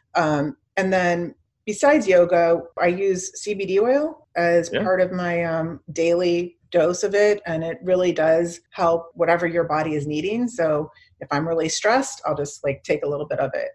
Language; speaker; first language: English; native; English